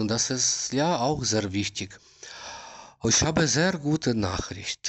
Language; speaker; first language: German; non-native, learner; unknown